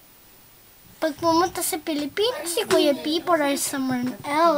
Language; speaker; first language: Filipino; early bilingual, heritage; Filipino